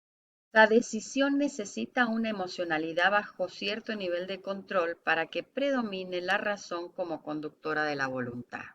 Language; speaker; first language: Spanish; native; Spanish